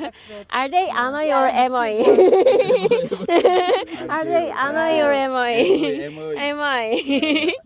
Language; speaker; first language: English; non-native, learner; Korean